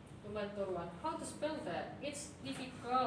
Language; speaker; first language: English; non-native, learner; Indonesian